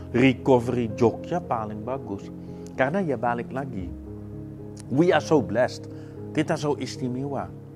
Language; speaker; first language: Indonesian; non-native, fluent; Dutch